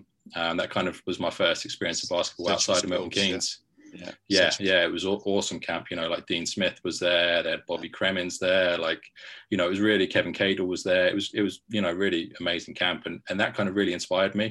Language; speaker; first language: English; native; English